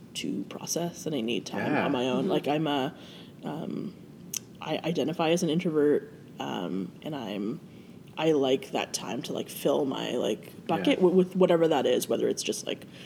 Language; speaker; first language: English; native; English